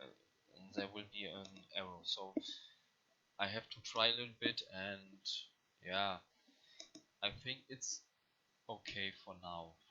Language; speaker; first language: English; non-native, learner; German